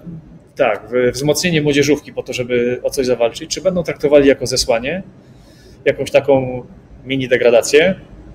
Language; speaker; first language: Polish; native; Polish